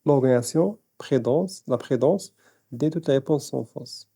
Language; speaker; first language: French; non-native, local second language; Arabic